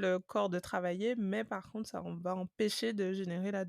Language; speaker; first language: French; native; French